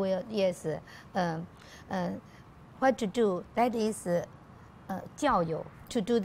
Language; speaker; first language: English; non-native, learner; Chinese